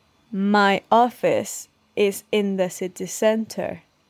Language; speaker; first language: English; non-native, learner; Spanish